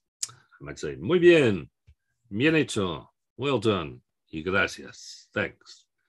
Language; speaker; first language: Spanish; non-native, fluent; English